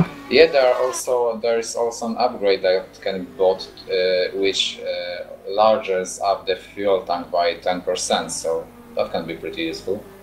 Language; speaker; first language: English; non-native, fluent; Polish